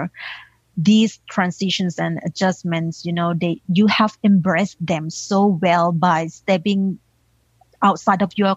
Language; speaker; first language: English; non-native, fluent; Thai